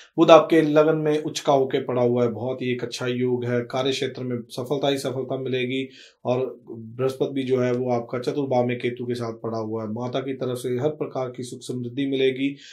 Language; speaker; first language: Hindi; native; Hindi